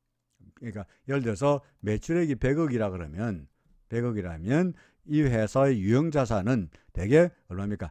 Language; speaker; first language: Korean; native; Korean